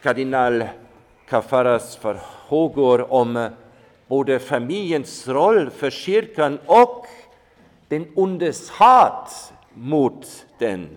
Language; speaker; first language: Swedish; non-native, fluent; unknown